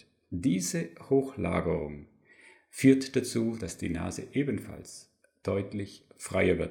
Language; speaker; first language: German; native; German